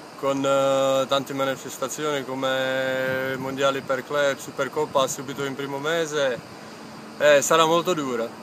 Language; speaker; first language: Italian; non-native, fluent; Czech